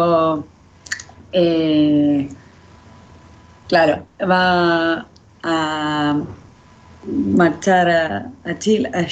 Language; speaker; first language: Catalan; non-native, learner; Spanish